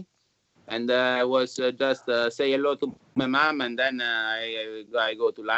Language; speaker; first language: English; non-native, learner; Italian